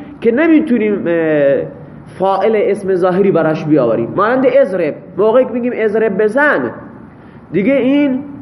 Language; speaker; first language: Persian; non-native, local second language; Baluchi